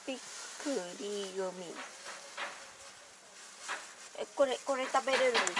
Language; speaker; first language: Japanese; non-native, learner; Vietnamese